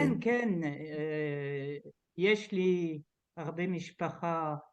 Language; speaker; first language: Hebrew; non-native, learner; French